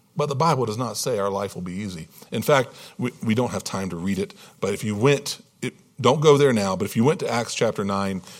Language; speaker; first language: English; native; English